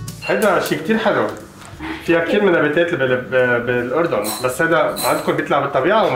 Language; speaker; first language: Arabic; native; Arabic